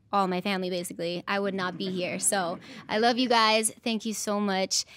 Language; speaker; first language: English; native; English